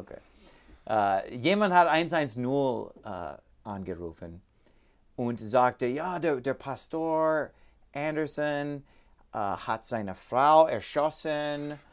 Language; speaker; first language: German; non-native, learner; English